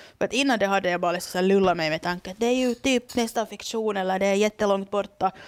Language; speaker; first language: Swedish; native; Swedish